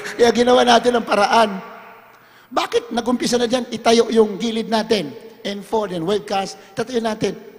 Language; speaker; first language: Filipino; non-native, local second language; Hiligaynon